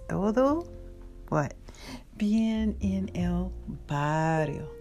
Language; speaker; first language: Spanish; non-native, learner; English